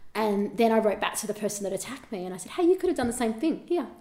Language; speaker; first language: English; native; English